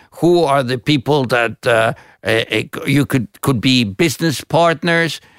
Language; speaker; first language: English; non-native, fluent; Spanish